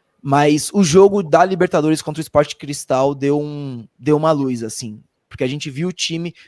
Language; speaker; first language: Portuguese; native; Portuguese